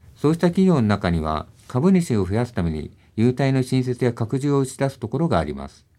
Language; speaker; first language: Japanese; native; Japanese